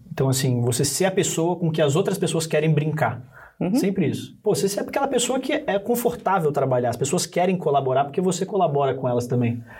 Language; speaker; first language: Portuguese; native; Portuguese